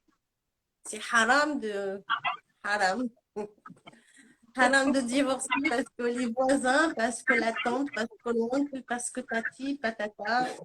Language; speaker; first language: French; non-native, local second language; Arabic